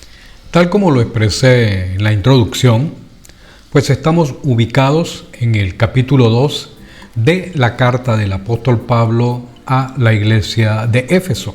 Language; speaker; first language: Spanish; native; Spanish